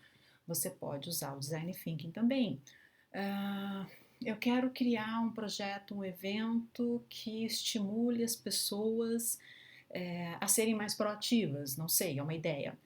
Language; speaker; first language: Portuguese; native; Portuguese